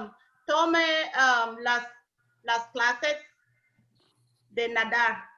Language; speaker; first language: Spanish; non-native, learner; English